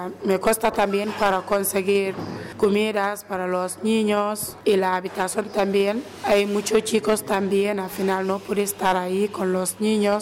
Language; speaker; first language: Spanish; non-native, learner; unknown